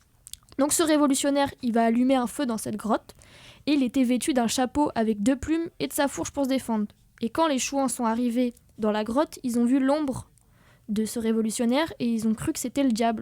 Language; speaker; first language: French; native; French